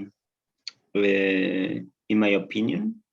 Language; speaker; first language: English; non-native, learner; Spanish